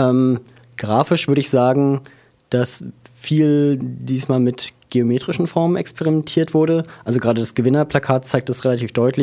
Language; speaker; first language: German; native; German